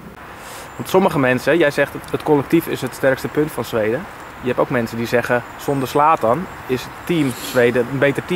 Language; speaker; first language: Dutch; native; Dutch